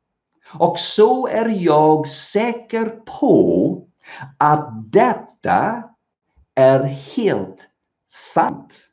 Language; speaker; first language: Swedish; non-native, fluent; English